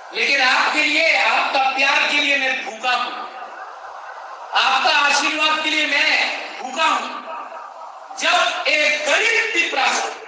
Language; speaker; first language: Hindi; non-native, local second language; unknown